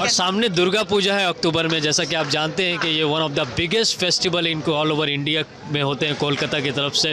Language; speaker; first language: Hindi; native; Hindi